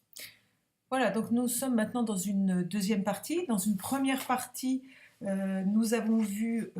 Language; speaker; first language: French; native; French